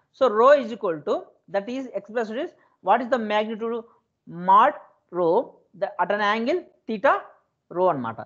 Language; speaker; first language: English; non-native, local second language; Telugu